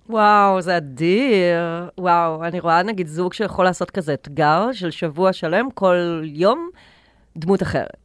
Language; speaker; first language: Hebrew; native; Hebrew